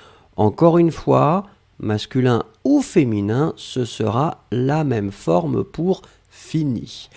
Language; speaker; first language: French; native; French